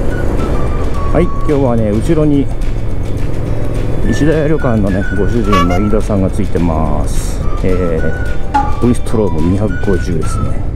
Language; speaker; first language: Japanese; native; Japanese